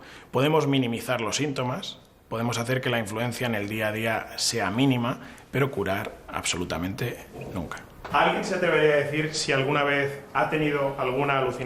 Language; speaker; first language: Spanish; native; Spanish